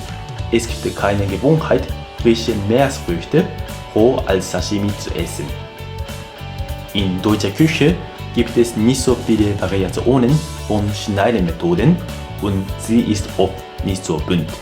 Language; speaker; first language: German; non-native, fluent; Japanese